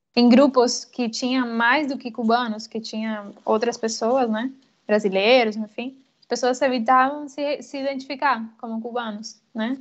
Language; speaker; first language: Portuguese; non-native, fluent; Spanish